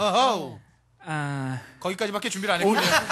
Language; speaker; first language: Korean; native; Korean